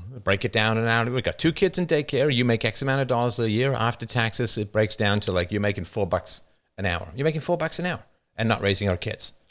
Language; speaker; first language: English; native; English